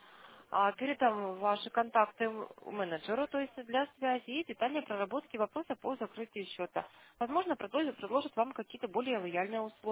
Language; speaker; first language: Russian; native; Russian